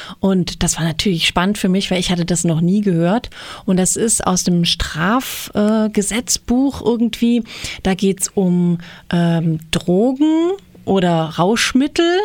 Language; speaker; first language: German; native; German